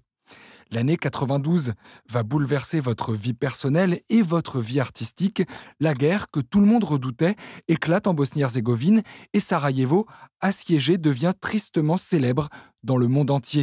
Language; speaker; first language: French; native; French